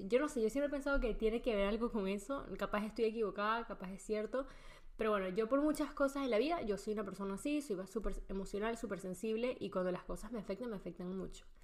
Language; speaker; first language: Spanish; native; Spanish